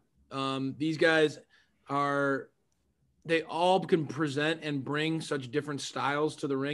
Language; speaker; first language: English; native; English